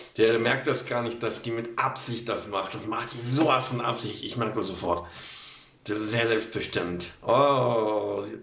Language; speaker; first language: German; non-native, fluent; Polish